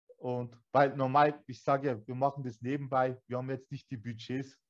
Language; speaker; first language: German; early bilingual, other home language; Turkish